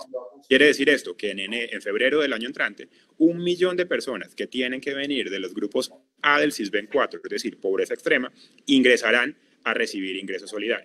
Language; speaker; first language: Spanish; native; Spanish